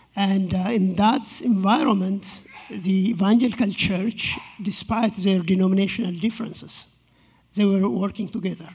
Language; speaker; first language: English; non-native, fluent; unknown